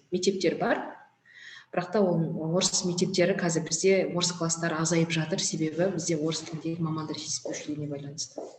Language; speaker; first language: Kazakh; native; Kazakh